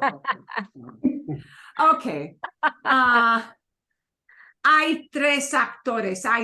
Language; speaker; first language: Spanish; non-native, fluent; English